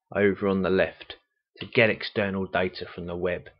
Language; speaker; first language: English; native; English